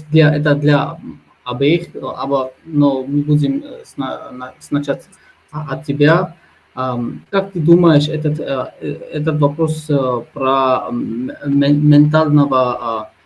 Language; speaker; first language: Russian; non-native, fluent; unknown